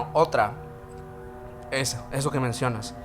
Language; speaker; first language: Spanish; native; Spanish